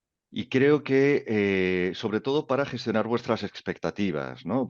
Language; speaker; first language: Spanish; native; Spanish